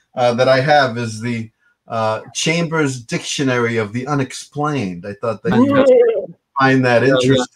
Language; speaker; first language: English; native; English